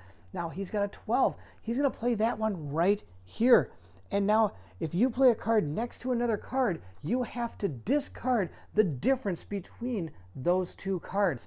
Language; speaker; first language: English; native; English